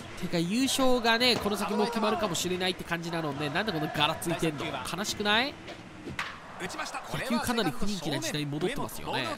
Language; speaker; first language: Japanese; native; Japanese